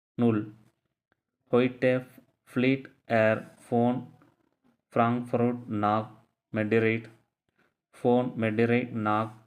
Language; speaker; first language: German; non-native, learner; Tamil